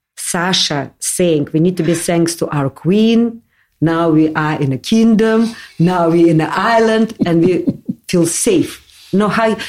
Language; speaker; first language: English; non-native, learner; Russian